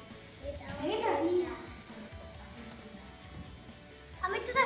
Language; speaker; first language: Basque; non-native, local second language; Spanish